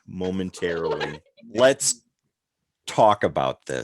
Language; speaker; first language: English; native; English